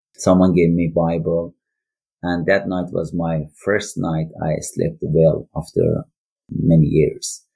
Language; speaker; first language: English; non-native, learner; Persian